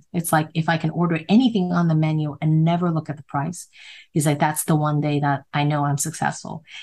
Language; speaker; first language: English; non-native, local second language; Cantonese